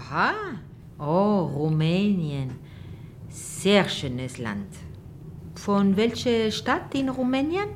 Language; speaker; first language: German; non-native, learner; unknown